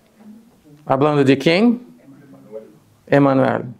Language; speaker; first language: Spanish; non-native, fluent; Portuguese